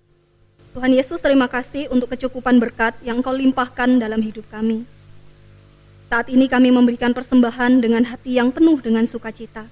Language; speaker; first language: Indonesian; native; Indonesian